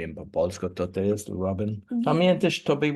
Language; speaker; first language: Polish; non-native, learner; English